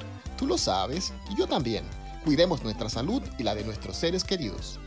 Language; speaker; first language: Spanish; native; Spanish